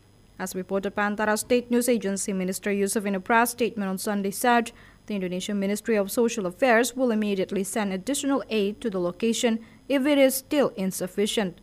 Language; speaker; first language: English; non-native, local second language; Indonesian